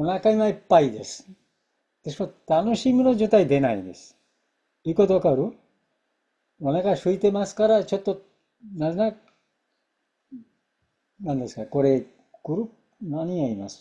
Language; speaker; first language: Japanese; non-native, fluent; Bangla